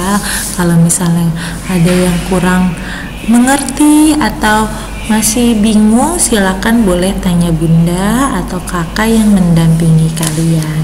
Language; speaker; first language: Indonesian; native; Indonesian